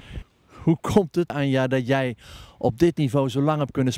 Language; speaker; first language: Dutch; native; Dutch